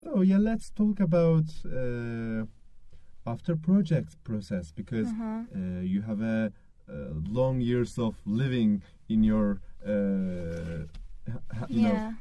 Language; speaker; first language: English; non-native, learner; Lithuanian